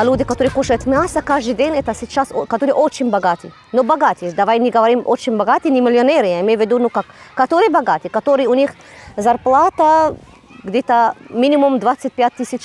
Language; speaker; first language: Russian; non-native, fluent; Arabic